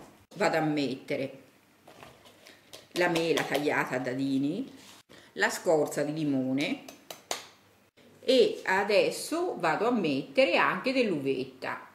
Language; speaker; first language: Italian; native; Italian